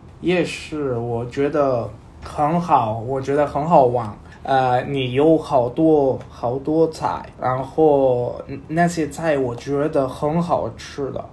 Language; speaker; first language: Chinese; non-native, learner; Spanish